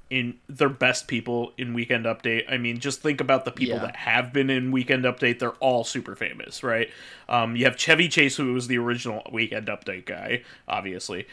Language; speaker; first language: English; native; English